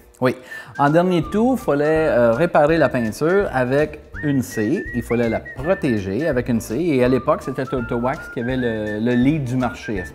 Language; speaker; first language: French; native; French